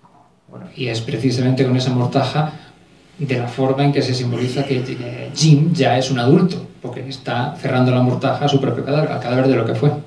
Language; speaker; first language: Spanish; native; Spanish